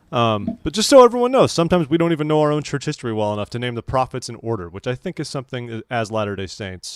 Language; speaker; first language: English; native; English